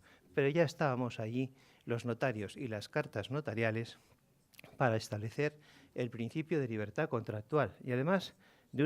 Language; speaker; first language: Spanish; native; Spanish